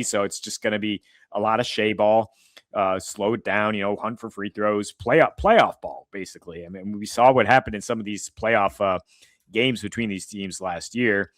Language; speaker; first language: English; native; English